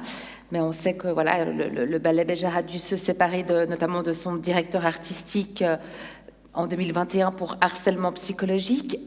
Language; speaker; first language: French; native; French